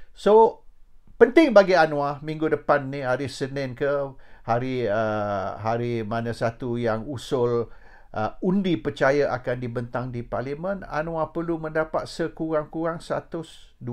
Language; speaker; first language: Malay; native; Malay